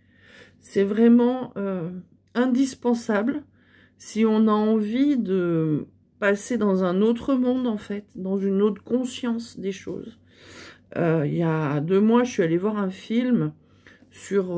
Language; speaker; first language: French; native; French